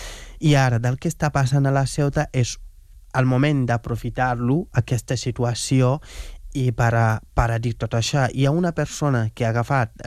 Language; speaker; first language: Catalan; non-native, fluent; Wolof